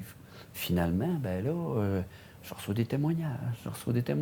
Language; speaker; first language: French; native; French